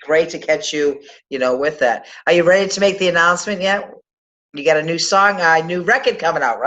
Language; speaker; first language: English; native; English